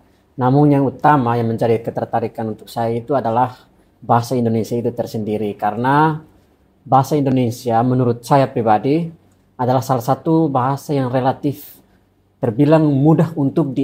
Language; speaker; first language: Indonesian; non-native, fluent; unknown